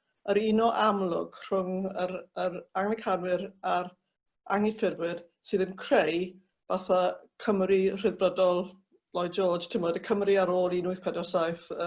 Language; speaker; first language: Welsh; native; Welsh